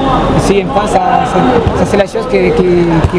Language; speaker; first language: French; non-native, fluent; Spanish